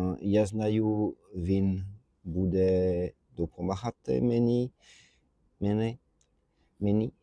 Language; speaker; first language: Ukrainian; non-native, learner; French